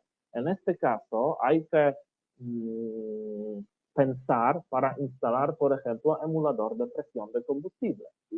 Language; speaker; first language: Spanish; non-native, learner; Polish